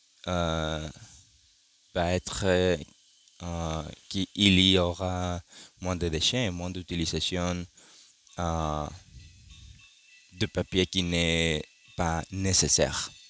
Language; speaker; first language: French; non-native, learner; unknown